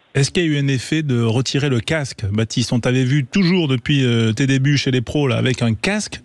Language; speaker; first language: French; native; French